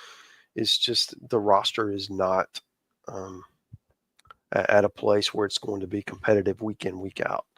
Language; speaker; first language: English; native; English